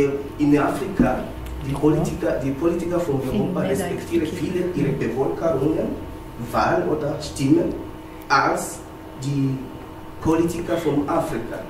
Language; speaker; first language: German; non-native, learner; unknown